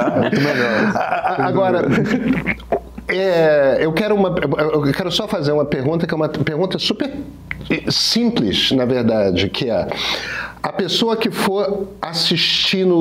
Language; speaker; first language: Portuguese; native; Portuguese